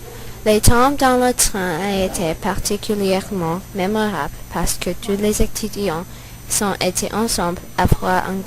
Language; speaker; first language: French; non-native, learner; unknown